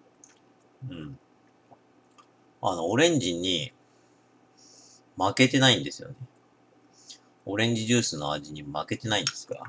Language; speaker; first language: Japanese; native; Japanese